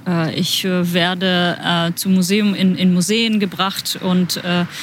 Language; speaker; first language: German; non-native, fluent; Ukrainian